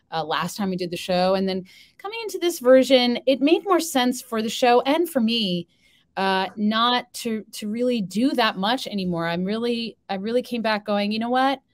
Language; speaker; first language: English; native; English